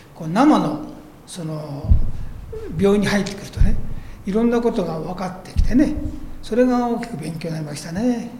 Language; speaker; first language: Japanese; native; Japanese